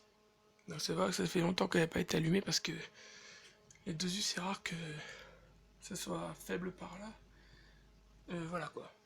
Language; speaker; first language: French; native; French